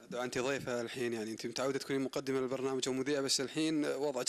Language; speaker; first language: Arabic; native; Arabic